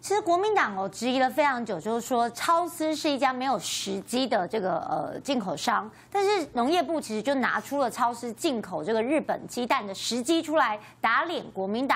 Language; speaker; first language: Chinese; native; Chinese